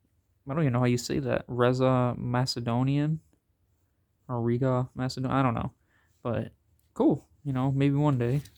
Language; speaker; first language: English; native; English